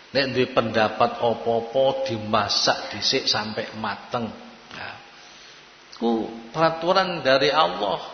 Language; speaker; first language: Indonesian; non-native, local second language; Javanese